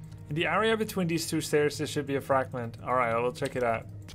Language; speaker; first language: English; non-native, fluent; Dutch